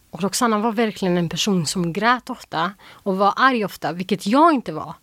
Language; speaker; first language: Swedish; early bilingual, other home language; Albanian